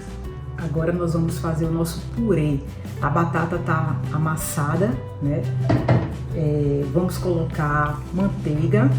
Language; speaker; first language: Portuguese; native; Portuguese